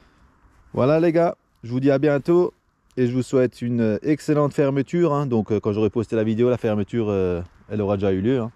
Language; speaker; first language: French; native; French